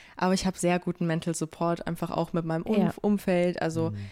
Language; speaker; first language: German; native; German